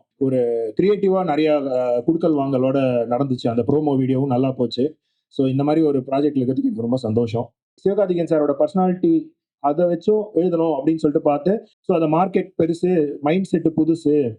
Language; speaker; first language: Tamil; native; Tamil